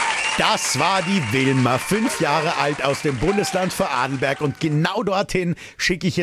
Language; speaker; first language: German; native; German